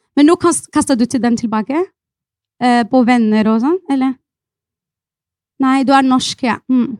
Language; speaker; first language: Norwegian; non-native, fluent; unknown